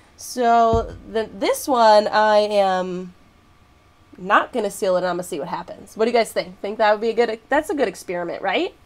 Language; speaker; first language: English; native; English